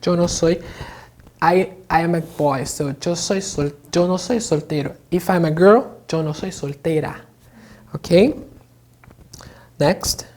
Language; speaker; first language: Spanish; non-native, fluent; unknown